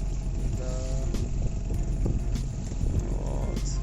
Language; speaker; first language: Russian; native; Russian